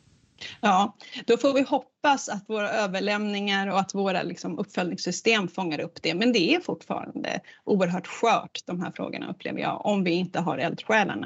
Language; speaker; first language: Swedish; native; Swedish